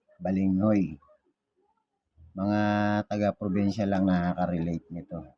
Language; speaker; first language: Filipino; non-native, local second language; Bikol